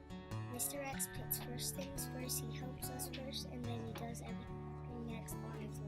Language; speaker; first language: English; native; English